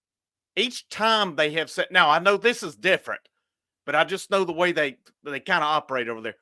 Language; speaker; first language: English; native; English